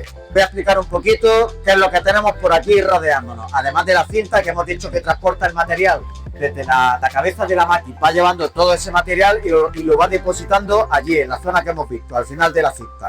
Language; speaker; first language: Spanish; native; Spanish